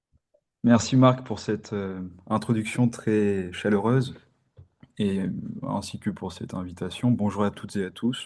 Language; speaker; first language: French; non-native, fluent; Turkish